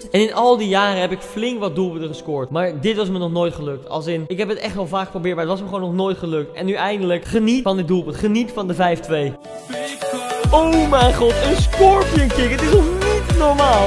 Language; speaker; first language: Dutch; native; Dutch